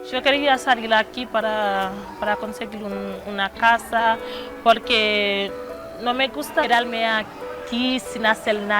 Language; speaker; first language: Spanish; non-native, learner; Haitian Creole